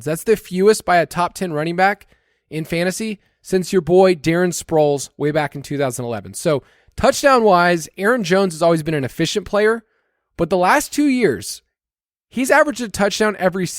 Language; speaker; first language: English; native; English